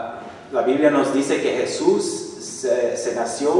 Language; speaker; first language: Spanish; non-native, fluent; English